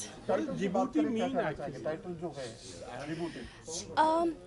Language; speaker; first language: Hindi; native; Hindi